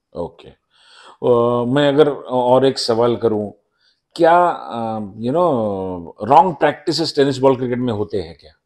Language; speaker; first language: Hindi; non-native, local second language; Marathi